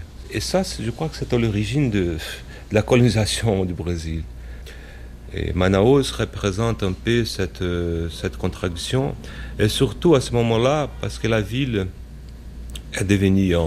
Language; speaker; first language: French; non-native, fluent; Portuguese